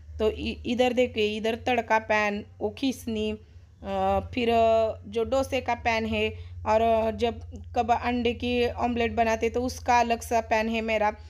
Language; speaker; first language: Hindi; non-native, local second language; Marathi